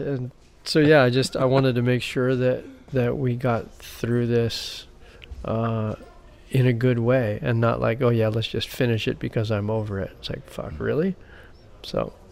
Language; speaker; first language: English; native; English